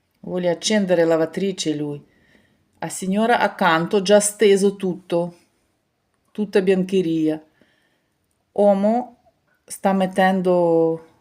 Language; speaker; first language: Italian; non-native, learner; Ukrainian